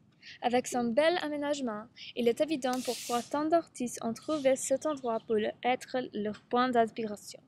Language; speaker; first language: French; non-native, learner; English